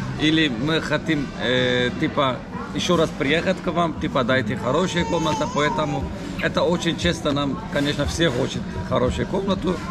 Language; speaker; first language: Russian; non-native, learner; Turkish